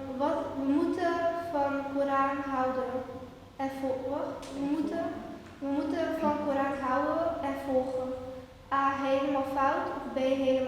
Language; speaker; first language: Dutch; early bilingual, other home language; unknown